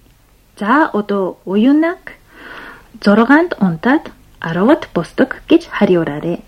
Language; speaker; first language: Mongolian; non-native, fluent; Japanese